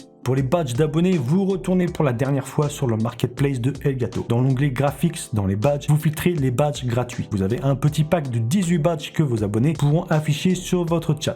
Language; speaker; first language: French; native; French